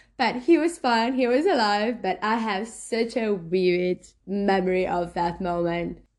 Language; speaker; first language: English; non-native, fluent; Slovenian